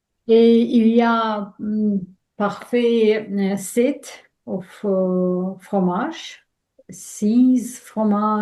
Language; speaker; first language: French; non-native, learner; Russian